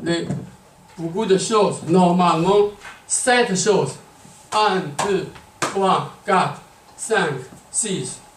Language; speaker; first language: French; non-native, learner; Chinese